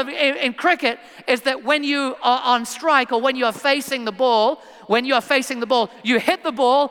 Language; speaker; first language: English; native; English